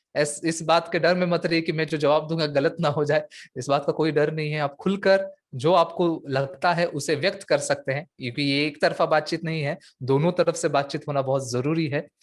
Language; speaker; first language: Hindi; non-native, local second language; Marathi